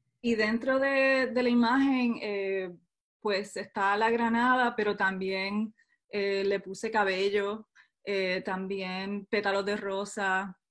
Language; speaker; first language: Spanish; native; Spanish